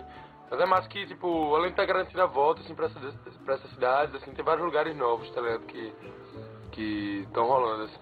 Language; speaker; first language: Portuguese; native; Portuguese